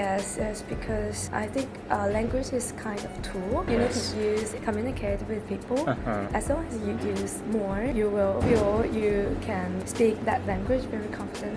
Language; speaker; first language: English; non-native, fluent; Chinese